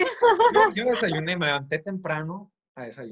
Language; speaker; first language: Spanish; native; Spanish